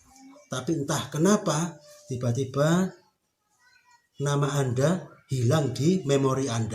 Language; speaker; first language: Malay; non-native, local second language; Javanese